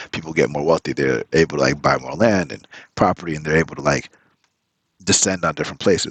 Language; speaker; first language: English; early bilingual, other home language; Spanish